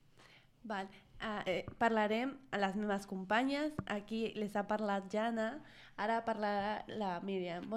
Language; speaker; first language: Catalan; non-native, learner; Spanish